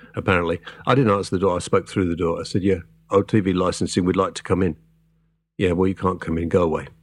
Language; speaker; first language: English; native; English